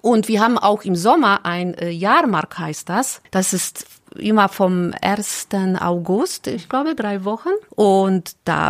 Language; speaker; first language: German; non-native, learner; Polish